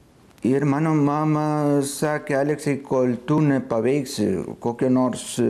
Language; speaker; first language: Lithuanian; non-native, fluent; Spanish